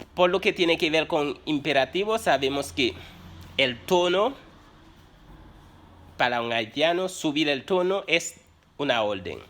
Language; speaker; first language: Spanish; non-native, fluent; Haitian Creole